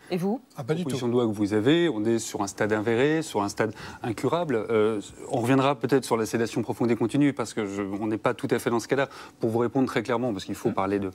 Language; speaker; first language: French; native; French